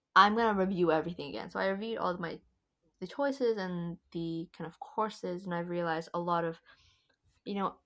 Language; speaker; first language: English; non-native, fluent; Indonesian